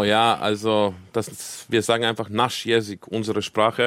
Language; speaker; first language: German; early bilingual, other home language; Croatian